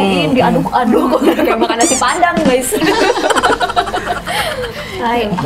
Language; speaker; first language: Indonesian; native; Indonesian